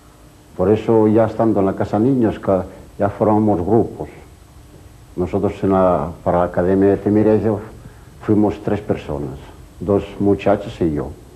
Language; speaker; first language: Spanish; non-native, local second language; Asturian